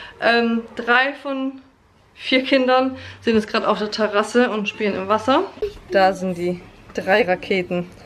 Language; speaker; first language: German; early bilingual, other home language; Polish